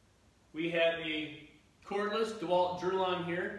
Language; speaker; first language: English; native; English